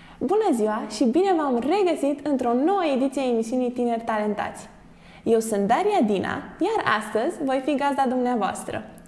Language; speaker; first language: Romanian; native; Romanian